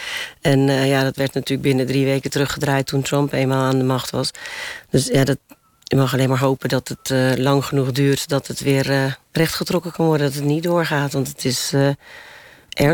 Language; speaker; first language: Dutch; native; Dutch